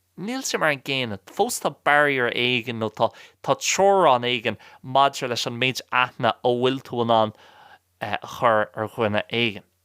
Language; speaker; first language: Irish; non-native, local second language; English